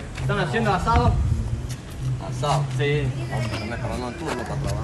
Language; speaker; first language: Spanish; non-native, learner; English